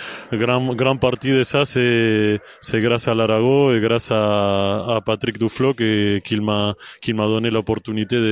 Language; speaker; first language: French; non-native, fluent; Spanish